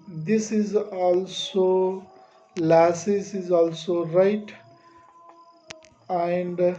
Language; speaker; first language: English; non-native, local second language; Telugu